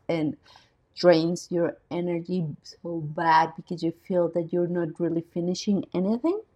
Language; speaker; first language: English; non-native, fluent; Spanish